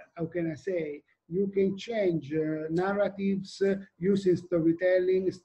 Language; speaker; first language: English; non-native, fluent; Italian